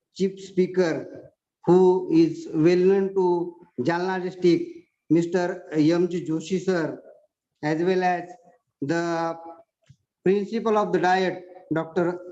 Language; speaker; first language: English; non-native, local second language; Marathi